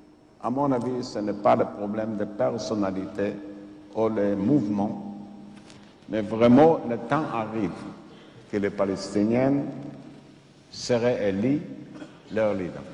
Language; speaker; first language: French; non-native, fluent; Yiddish